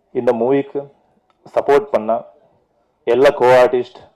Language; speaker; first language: Tamil; non-native, fluent; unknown